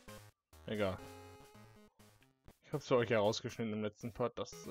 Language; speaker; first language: German; native; German